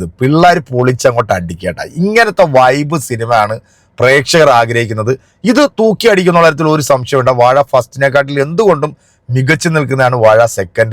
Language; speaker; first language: Malayalam; native; Malayalam